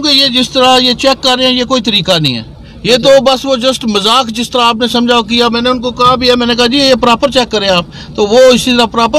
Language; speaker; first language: Urdu; native; Urdu